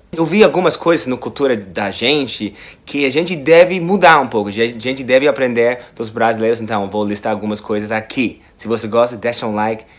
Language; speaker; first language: Portuguese; non-native, fluent; English